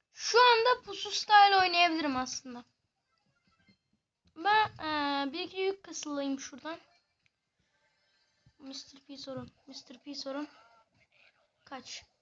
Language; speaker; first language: Turkish; native; Turkish